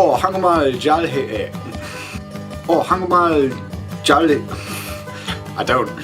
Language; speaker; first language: Korean; non-native, learner; English